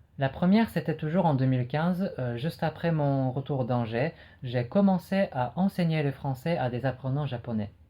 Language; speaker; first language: French; non-native, fluent; Japanese